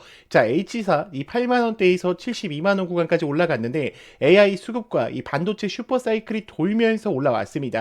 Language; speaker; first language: Korean; native; Korean